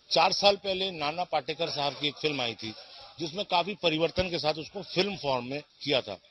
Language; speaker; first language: Hindi; native; Hindi